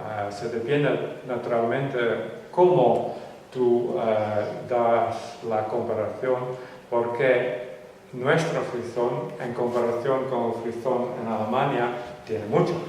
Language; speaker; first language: Spanish; non-native, fluent; Western Frisian